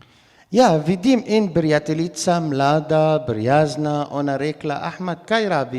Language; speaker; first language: Slovenian; non-native, learner; Arabic